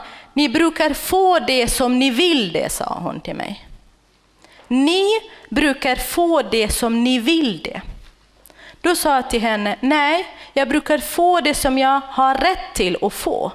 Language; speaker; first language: Swedish; non-native, fluent; Kurdish